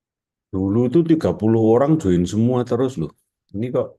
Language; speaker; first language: Indonesian; native; Indonesian